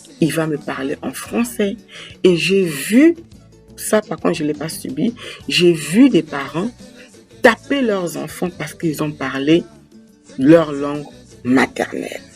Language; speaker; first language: French; native; French